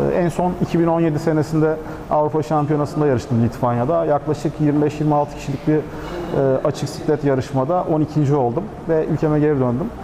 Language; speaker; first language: Turkish; native; Turkish